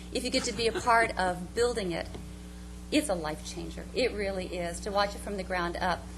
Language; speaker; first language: English; native; English